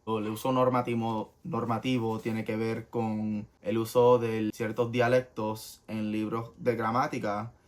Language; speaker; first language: Spanish; early bilingual, heritage; Spanish